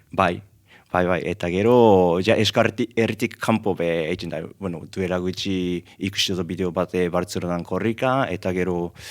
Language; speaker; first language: Basque; non-native, learner; Japanese